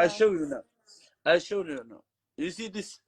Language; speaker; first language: English; non-native, learner; Somali